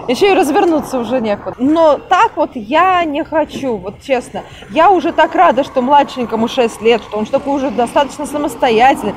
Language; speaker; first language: Russian; native; Russian